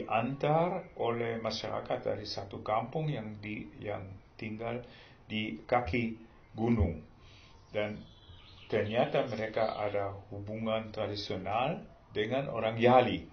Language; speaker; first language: Indonesian; non-native, fluent; German